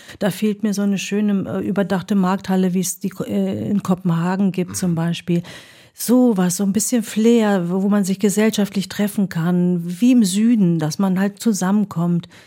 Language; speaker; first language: German; early bilingual, other home language; Greek